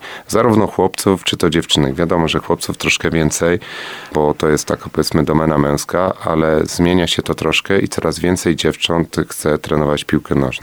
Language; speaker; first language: Polish; native; Polish